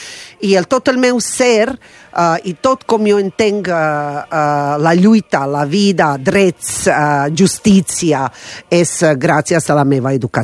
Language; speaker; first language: Catalan; non-native, fluent; Croatian